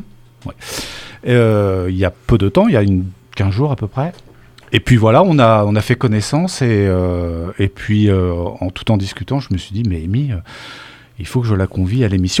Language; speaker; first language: French; native; French